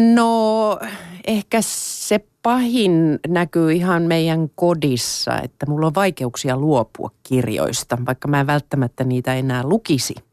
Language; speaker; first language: Finnish; non-native, local second language; Swedish